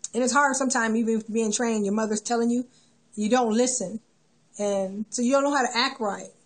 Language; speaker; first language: English; native; English